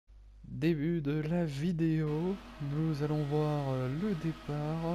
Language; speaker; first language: French; native; French